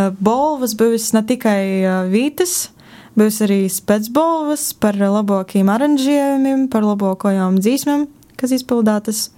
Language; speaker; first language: Latvian; native; Latvian